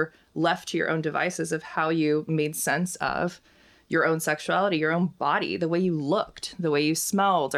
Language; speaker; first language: English; native; English